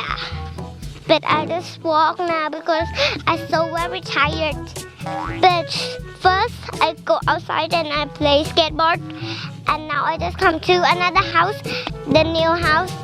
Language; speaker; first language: English; non-native, learner; Thai